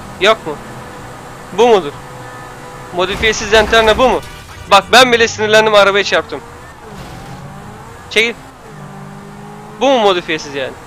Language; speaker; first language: Turkish; native; Turkish